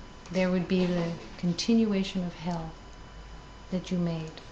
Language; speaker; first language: English; native; English